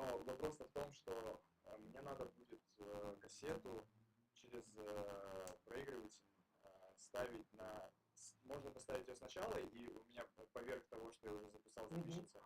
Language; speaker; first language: Russian; native; Russian